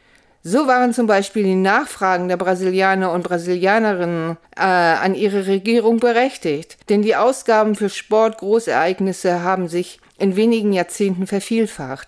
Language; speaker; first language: German; native; German